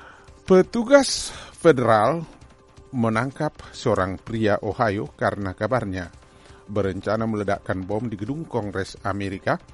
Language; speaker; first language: Indonesian; native; Indonesian